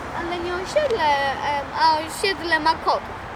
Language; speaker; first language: Polish; early bilingual, other home language; Russian